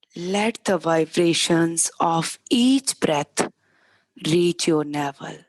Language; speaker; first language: English; non-native, local second language; Hindi